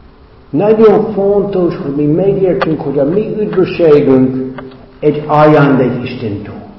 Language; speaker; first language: Hungarian; non-native, fluent; English